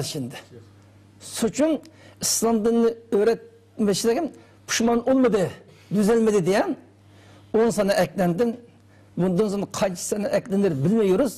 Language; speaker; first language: Turkish; non-native, learner; Uyghur